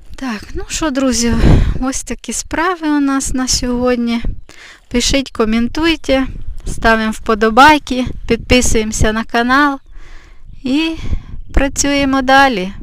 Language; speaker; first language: Ukrainian; native; Ukrainian